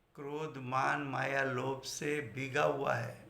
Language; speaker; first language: Hindi; non-native, local second language; Gujarati